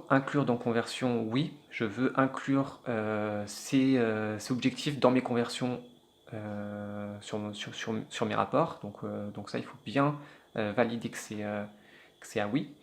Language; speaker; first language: French; native; French